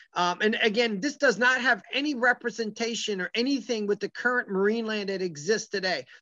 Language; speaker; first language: English; native; English